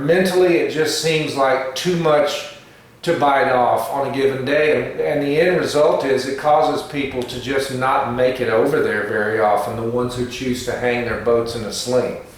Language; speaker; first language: English; native; English